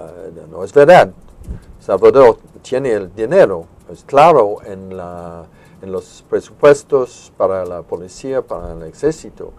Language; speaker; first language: Spanish; non-native, fluent; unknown